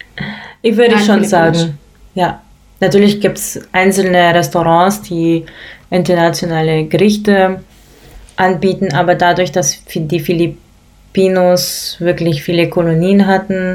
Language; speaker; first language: German; early bilingual, other home language; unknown